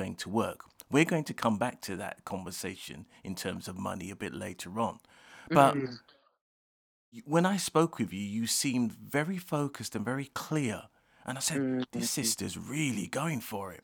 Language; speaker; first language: English; non-native, local second language; Jamaican Creole English